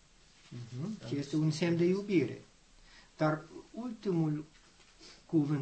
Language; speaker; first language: Romanian; non-native, learner; English